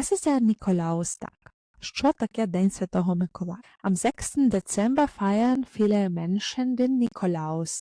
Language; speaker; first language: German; non-native, fluent; Ukrainian